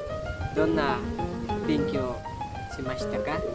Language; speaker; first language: Japanese; non-native, learner; Indonesian